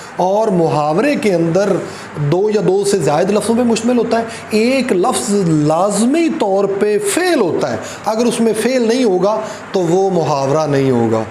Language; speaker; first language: Urdu; non-native, local second language; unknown